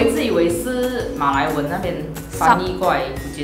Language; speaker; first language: Chinese; non-native, local second language; Min Nan Chinese